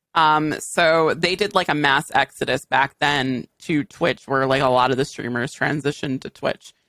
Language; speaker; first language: English; native; English